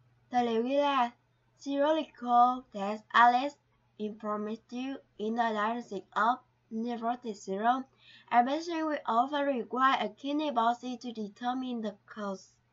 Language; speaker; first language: English; non-native, fluent; Vietnamese